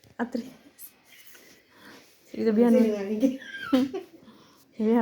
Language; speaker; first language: Filipino; non-native, local second language; Cebuano